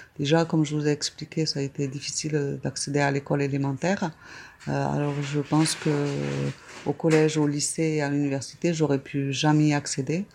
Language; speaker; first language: French; early bilingual, other home language; Arabic